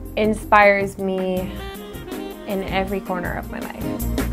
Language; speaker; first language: English; native; English